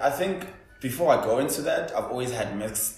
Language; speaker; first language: English; non-native, local second language; Zulu